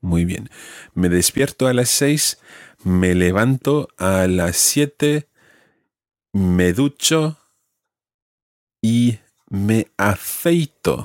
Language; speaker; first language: Spanish; non-native, fluent; English